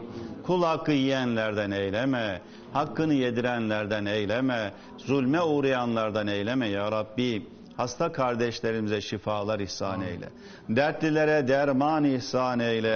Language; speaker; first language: Turkish; native; Turkish